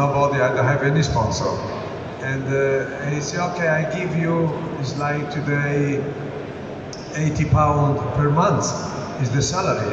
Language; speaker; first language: English; non-native, learner; Italian